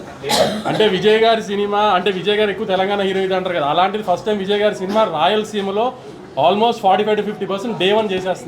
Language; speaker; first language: Telugu; native; Telugu